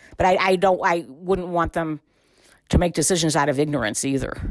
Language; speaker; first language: English; native; English